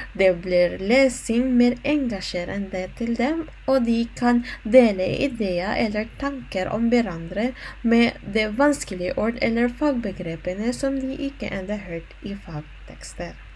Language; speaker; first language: Norwegian; non-native, learner; Filipino